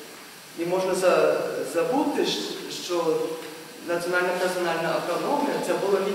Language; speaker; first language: Ukrainian; non-native, learner; German